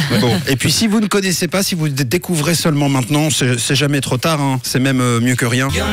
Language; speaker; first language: French; native; French